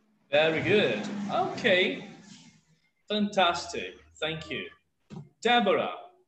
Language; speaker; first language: English; non-native, fluent; Portuguese